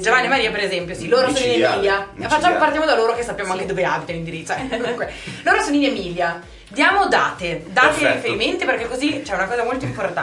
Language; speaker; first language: Italian; native; Italian